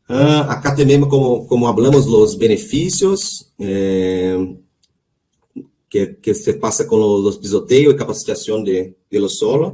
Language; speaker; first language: Spanish; non-native, learner; Portuguese